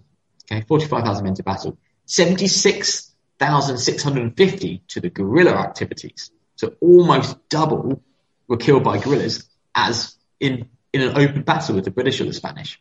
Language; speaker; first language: English; native; English